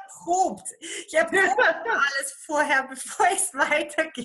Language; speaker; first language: German; native; German